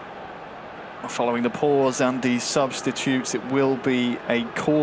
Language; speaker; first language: English; native; English